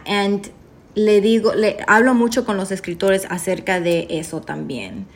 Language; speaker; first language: Spanish; early bilingual, other home language; English